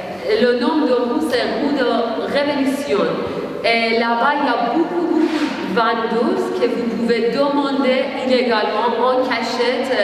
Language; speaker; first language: French; non-native, learner; Persian